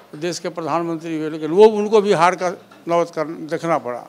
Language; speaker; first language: Hindi; native; Hindi